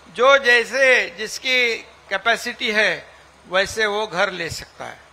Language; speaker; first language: Hindi; non-native, local second language; Marathi